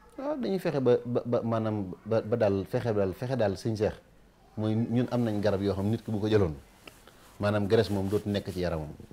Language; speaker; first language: Wolof; native; Wolof